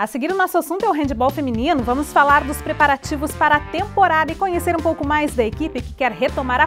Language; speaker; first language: Portuguese; native; Portuguese